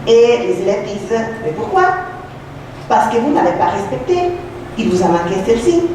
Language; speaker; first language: French; non-native, fluent; Spanish